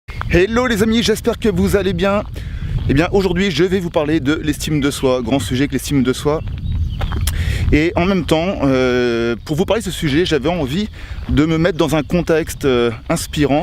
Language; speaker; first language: French; native; French